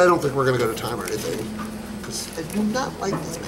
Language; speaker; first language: English; native; English